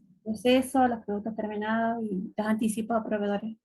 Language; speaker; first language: Spanish; native; Spanish